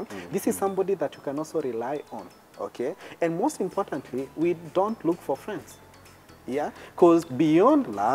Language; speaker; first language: English; non-native, local second language; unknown